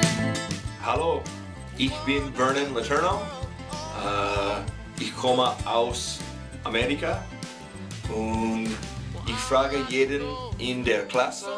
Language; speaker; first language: German; non-native, learner; English